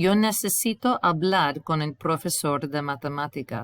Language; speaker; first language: Spanish; non-native, fluent; English